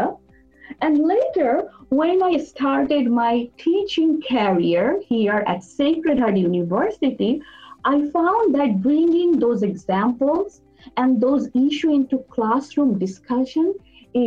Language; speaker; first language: English; non-native, local second language; Bangla